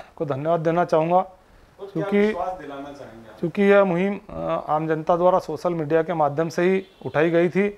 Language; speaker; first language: Hindi; native; Hindi